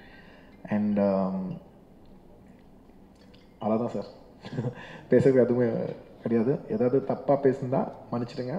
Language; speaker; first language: Tamil; non-native, local second language; Telugu